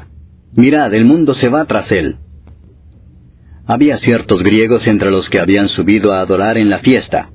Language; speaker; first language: Spanish; native; Spanish